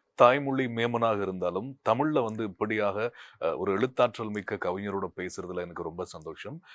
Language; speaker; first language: Tamil; native; Tamil